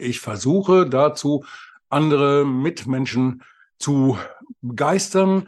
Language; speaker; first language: German; native; German